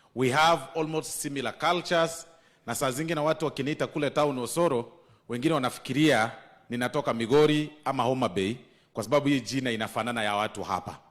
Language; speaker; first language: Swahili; non-native, local second language; Gusii